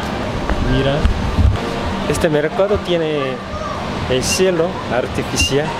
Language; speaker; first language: Spanish; non-native, fluent; Korean